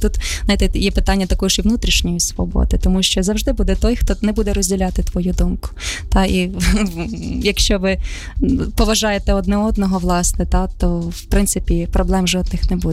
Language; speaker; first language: Ukrainian; native; Ukrainian